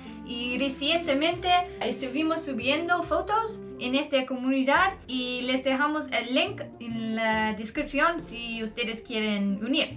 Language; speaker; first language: Spanish; non-native, learner; English